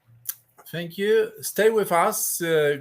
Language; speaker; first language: English; non-native, fluent; Polish